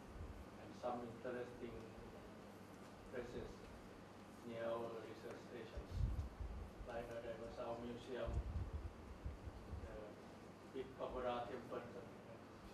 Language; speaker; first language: English; non-native, learner; Thai